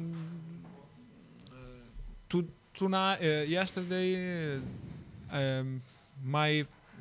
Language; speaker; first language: English; non-native, learner; Italian